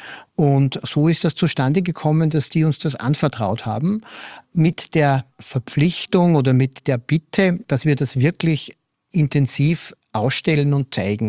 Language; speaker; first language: German; native; German